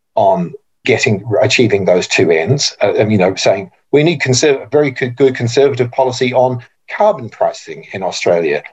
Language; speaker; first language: English; native; English